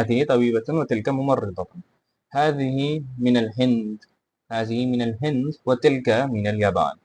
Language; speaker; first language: Arabic; non-native, fluent; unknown